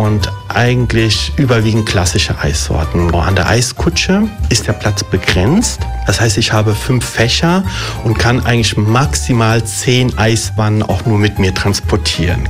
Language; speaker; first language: German; early bilingual, other home language; Italian